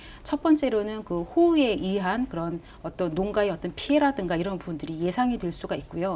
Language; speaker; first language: Korean; native; Korean